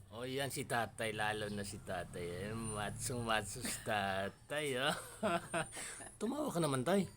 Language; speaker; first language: Filipino; non-native, local second language; Cebuano